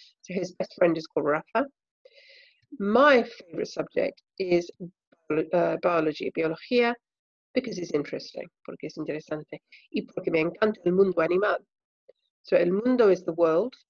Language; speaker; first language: English; native; English